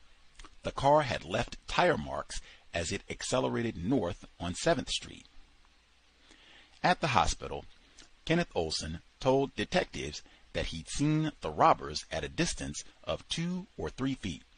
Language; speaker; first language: English; native; English